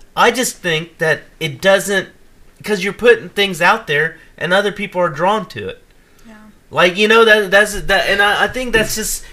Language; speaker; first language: English; native; English